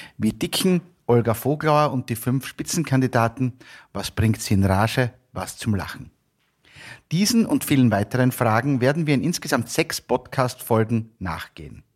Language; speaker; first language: German; native; German